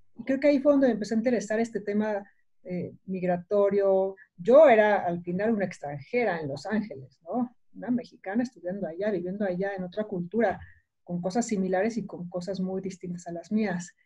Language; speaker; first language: Spanish; native; Spanish